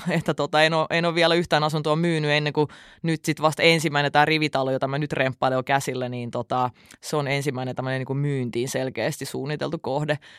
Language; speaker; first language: Finnish; early bilingual, other home language; Russian